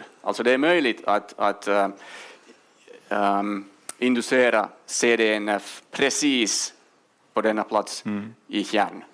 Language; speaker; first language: Swedish; non-native, local second language; Finnish